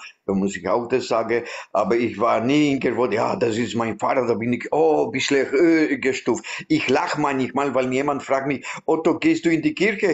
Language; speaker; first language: German; non-native, learner; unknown